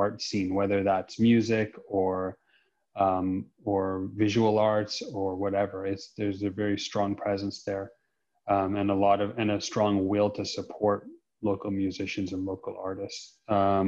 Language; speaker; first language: English; native; English